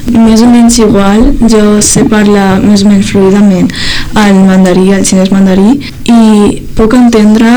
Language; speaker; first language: Catalan; early bilingual, other home language; Chinese